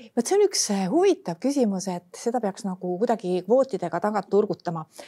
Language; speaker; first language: Estonian; native; Estonian